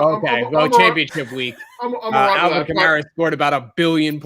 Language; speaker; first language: English; native; English